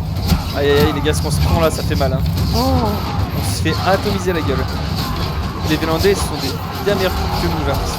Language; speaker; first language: French; native; French